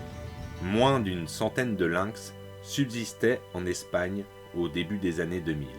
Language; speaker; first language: French; native; French